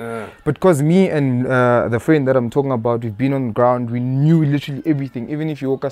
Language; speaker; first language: English; non-native, local second language; Tsonga